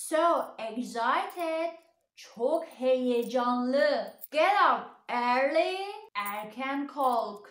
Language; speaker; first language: Turkish; non-native, learner; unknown